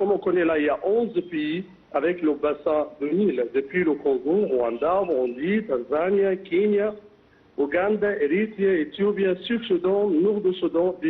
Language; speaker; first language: French; non-native, fluent; Arabic